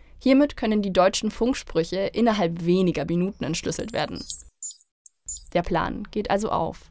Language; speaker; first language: German; native; German